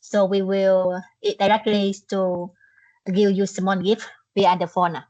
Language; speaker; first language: English; non-native, learner; Vietnamese